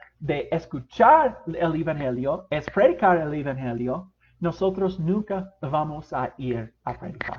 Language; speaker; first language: Spanish; non-native, fluent; English